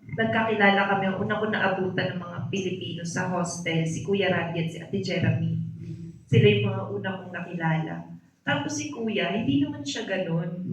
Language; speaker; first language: Filipino; native; Filipino